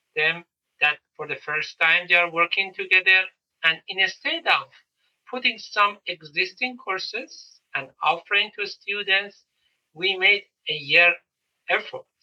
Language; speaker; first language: English; non-native, fluent; Persian